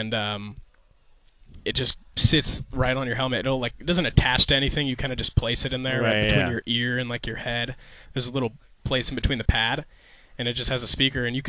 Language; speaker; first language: English; native; English